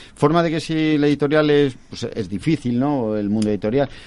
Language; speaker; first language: Spanish; native; Spanish